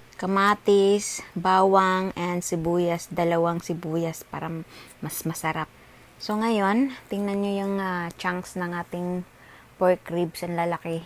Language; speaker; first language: Filipino; non-native, local second language; Cebuano